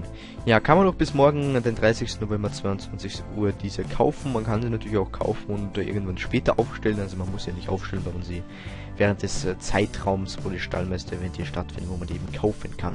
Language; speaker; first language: German; native; German